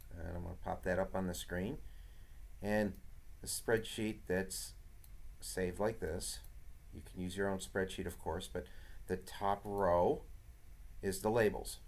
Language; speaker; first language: English; native; English